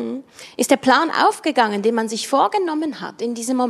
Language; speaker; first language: German; native; German